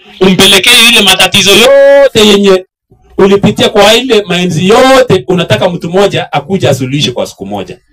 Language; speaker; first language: Swahili; non-native, local second language; Kalenjin